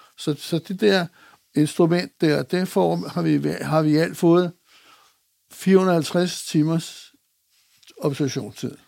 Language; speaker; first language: Danish; native; Danish